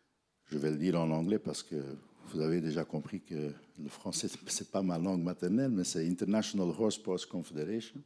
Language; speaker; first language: French; non-native, fluent; Dutch